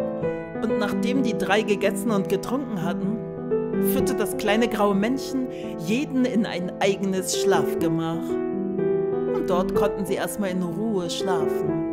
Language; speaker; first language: German; native; German